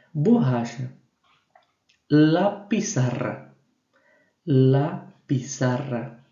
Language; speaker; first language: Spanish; non-native, fluent; Portuguese